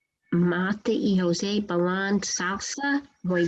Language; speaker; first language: Spanish; non-native, learner; English